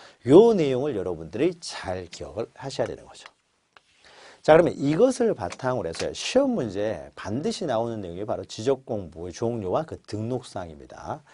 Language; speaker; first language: Korean; native; Korean